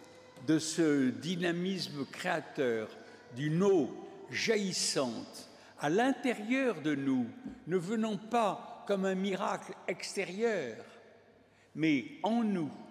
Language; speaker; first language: French; native; French